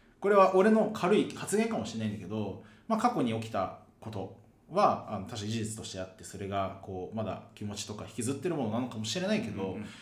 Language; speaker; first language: Japanese; early bilingual, other home language; Portuguese